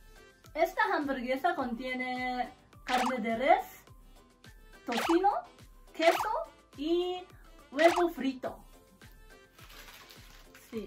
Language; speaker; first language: Spanish; non-native, learner; Japanese